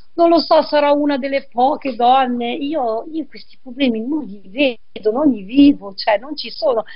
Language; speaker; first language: Italian; native; Italian